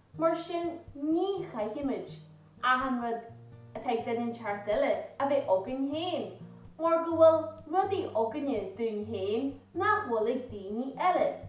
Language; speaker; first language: Irish; native; Irish